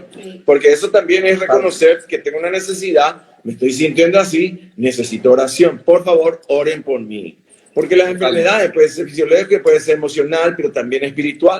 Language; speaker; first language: Spanish; native; Spanish